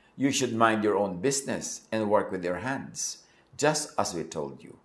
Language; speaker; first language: English; non-native, local second language; Filipino